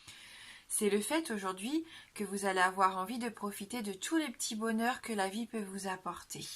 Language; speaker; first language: French; native; French